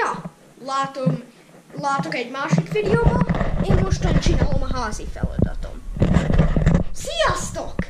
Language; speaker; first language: Hungarian; early bilingual, heritage; Hungarian